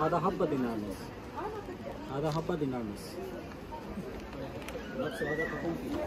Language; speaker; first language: Arabic; non-native, learner; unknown